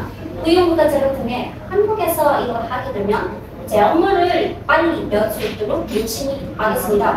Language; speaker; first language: Korean; non-native, learner; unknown